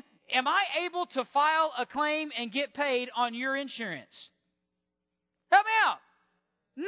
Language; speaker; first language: English; native; English